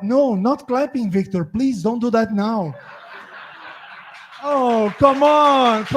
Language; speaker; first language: English; non-native, fluent; Portuguese